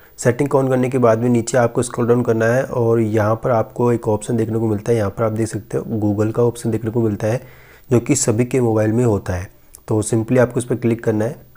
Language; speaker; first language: Hindi; native; Hindi